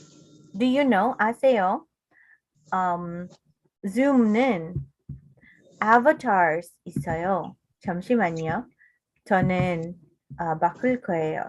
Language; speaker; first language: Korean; non-native, learner; English